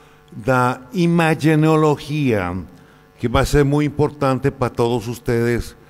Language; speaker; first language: Portuguese; non-native, learner; Spanish